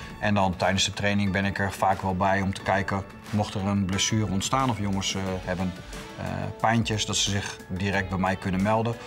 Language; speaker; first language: Dutch; native; Dutch